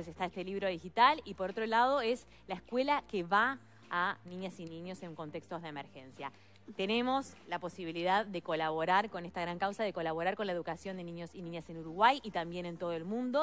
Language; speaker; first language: Spanish; native; Spanish